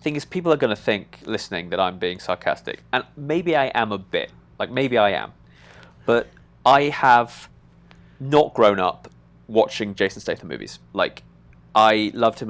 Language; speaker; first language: English; native; English